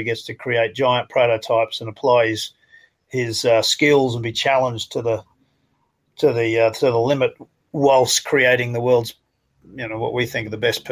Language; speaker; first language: English; native; English